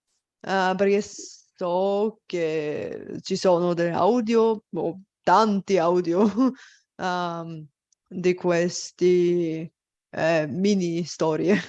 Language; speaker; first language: Italian; non-native, fluent; Bulgarian